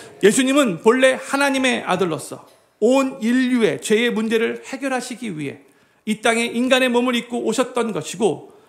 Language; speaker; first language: Korean; native; Korean